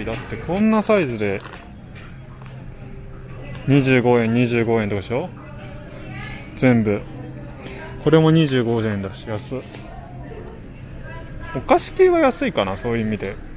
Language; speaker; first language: Japanese; native; Japanese